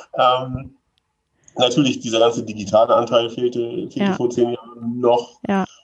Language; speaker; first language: German; native; German